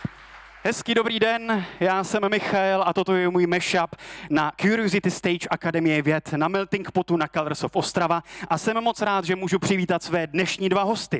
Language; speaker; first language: Czech; native; Czech